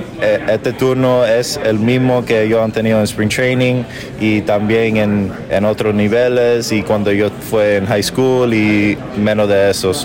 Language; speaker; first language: Spanish; early bilingual, heritage; English